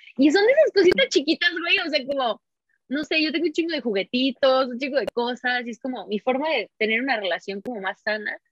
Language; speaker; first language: Spanish; early bilingual, heritage; Spanish